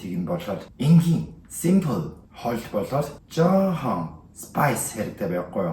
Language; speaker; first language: Mongolian; non-native, learner; Korean